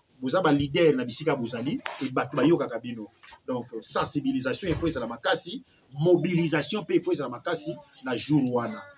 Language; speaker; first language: Lingala; native; Lingala